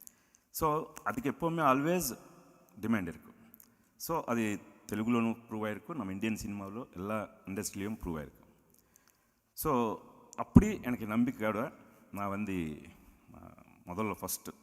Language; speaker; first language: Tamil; non-native, local second language; Telugu